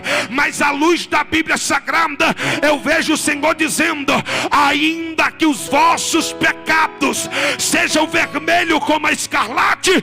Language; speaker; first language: Portuguese; native; Portuguese